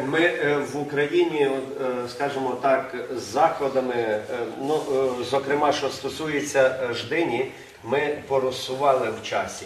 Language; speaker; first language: Ukrainian; native; Ukrainian